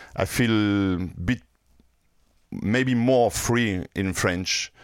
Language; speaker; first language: English; non-native, fluent; French